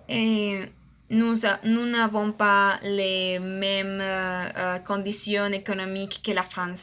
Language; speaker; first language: French; non-native, learner; Spanish